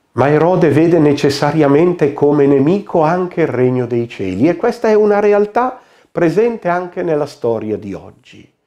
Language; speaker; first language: Italian; native; Italian